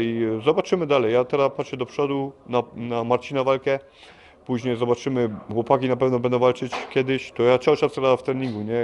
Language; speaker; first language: Polish; early bilingual, heritage; Polish